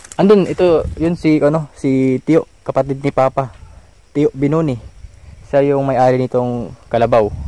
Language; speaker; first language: Filipino; non-native, local second language; Cebuano